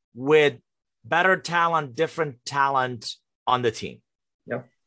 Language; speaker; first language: English; non-native, fluent; Persian